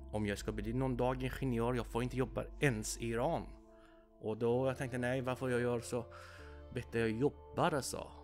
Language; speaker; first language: Swedish; non-native, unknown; Persian